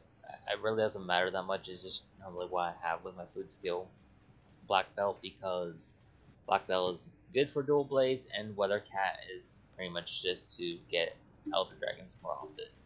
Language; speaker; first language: English; native; English